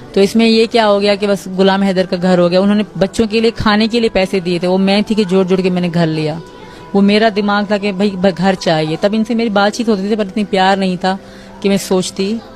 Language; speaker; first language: Urdu; non-native, local second language; Sindhi